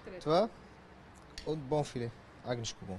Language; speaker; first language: Bulgarian; non-native, learner; Arabic